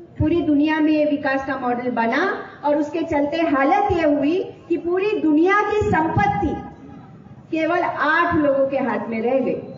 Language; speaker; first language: Hindi; non-native, local second language; Gujarati